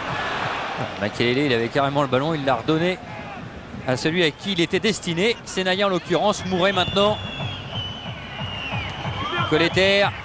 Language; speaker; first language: French; native; French